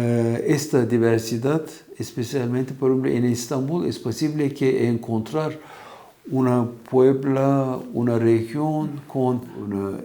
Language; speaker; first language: Spanish; non-native, fluent; Turkish